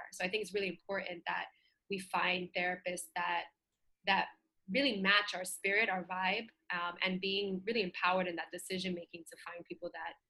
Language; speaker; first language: English; native; English